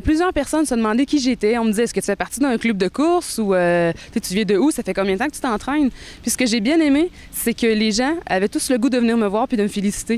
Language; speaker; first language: French; native; French